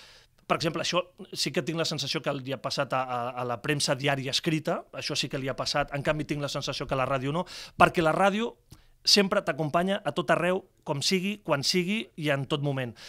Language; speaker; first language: Catalan; native; Catalan